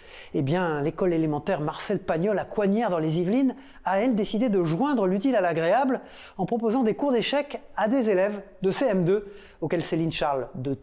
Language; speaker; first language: French; native; French